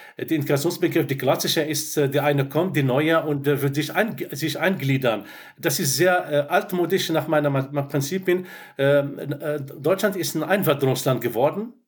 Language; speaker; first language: German; non-native, fluent; Arabic